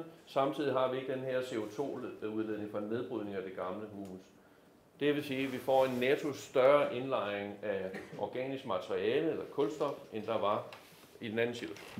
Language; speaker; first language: Danish; native; Danish